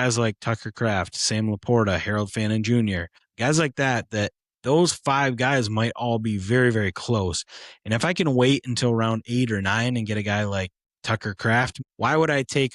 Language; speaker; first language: English; native; English